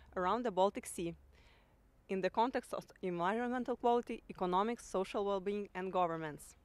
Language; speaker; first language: English; non-native, fluent; Lithuanian